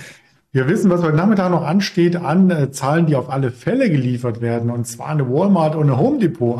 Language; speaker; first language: German; native; German